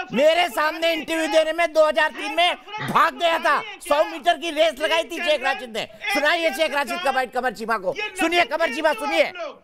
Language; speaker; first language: Hindi; native; Hindi